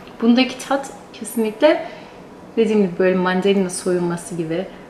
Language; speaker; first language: Turkish; early bilingual, heritage; Turkish